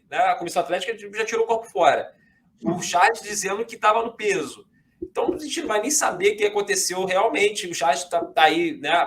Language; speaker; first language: Portuguese; native; Portuguese